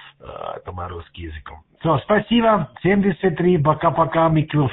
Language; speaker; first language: Russian; non-native, learner; German